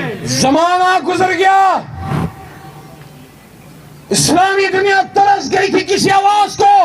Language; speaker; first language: Urdu; native; Urdu